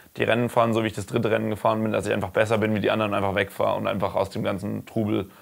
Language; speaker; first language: German; native; German